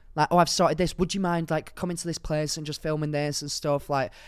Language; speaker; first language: English; native; English